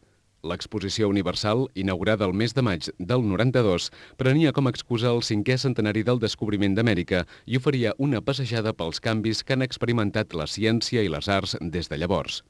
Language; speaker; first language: Catalan; native; Catalan